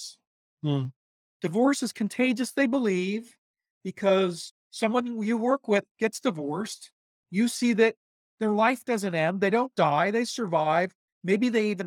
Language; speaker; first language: English; native; English